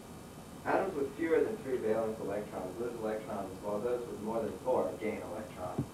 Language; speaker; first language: English; native; English